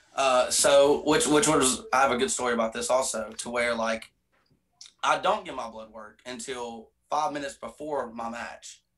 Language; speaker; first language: English; native; English